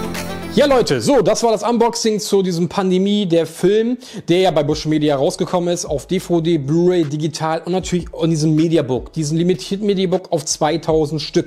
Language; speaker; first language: German; native; German